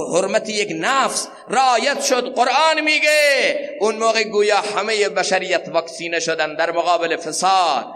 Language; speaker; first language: Persian; non-native, local second language; Central Kurdish